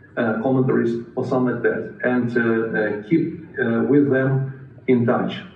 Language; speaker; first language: English; non-native, fluent; Ukrainian